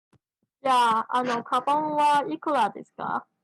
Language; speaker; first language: Japanese; non-native, learner; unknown